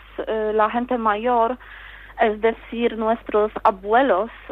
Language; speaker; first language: Spanish; non-native, fluent; Polish